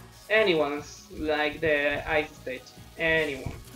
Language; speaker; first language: English; non-native, learner; Spanish